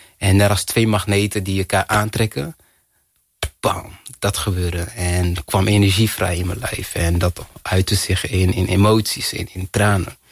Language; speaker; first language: Dutch; early bilingual, other home language; Kinyarwanda